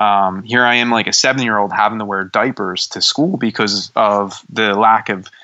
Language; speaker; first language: English; native; English